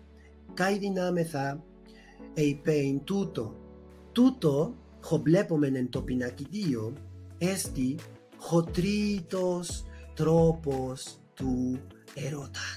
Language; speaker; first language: Greek; non-native, fluent; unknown